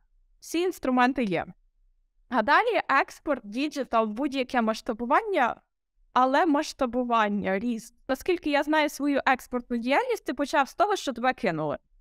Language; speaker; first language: Ukrainian; native; Ukrainian